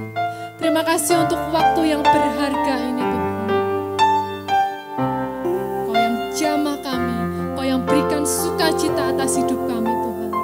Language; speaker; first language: Indonesian; native; Indonesian